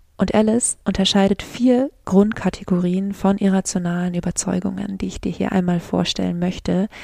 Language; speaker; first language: German; native; German